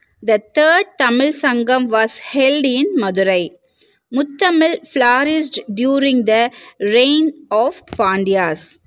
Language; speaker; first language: English; non-native, local second language; Tamil